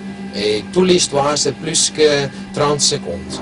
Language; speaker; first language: French; non-native, local second language; German